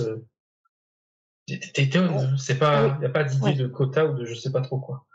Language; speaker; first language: French; native; French